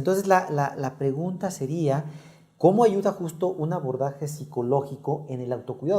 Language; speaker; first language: Spanish; native; Spanish